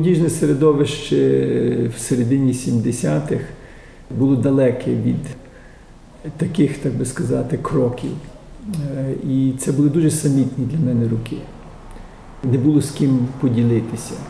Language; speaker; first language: Ukrainian; early bilingual, heritage; Ukrainian